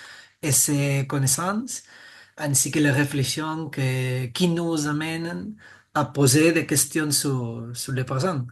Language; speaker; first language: French; non-native, fluent; Catalan